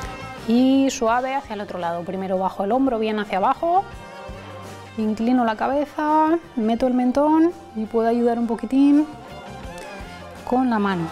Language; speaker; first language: Spanish; native; Spanish